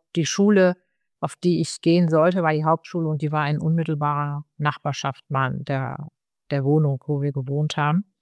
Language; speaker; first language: German; early bilingual, other home language; Arabic